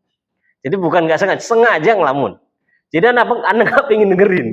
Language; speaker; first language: Indonesian; native; Indonesian